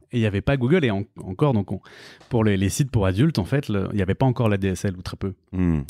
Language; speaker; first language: French; native; French